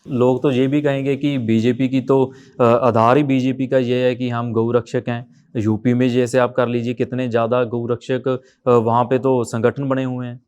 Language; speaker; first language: Hindi; non-native, local second language; Punjabi